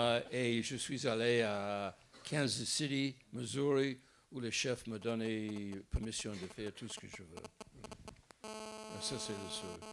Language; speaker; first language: French; non-native, fluent; English